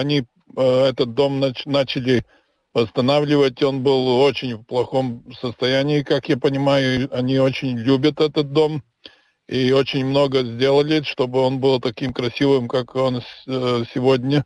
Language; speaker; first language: Russian; non-native, local second language; Latvian